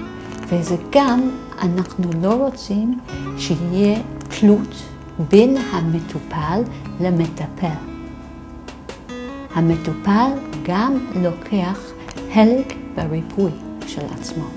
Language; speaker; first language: Hebrew; non-native, fluent; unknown